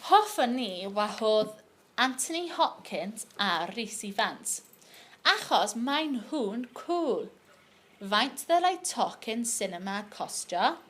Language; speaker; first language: Welsh; non-native, local second language; English